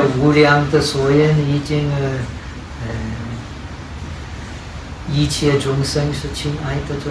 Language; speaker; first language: Chinese; non-native, learner; Czech